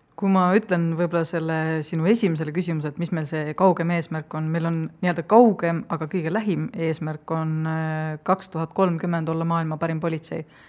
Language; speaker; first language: Estonian; native; Estonian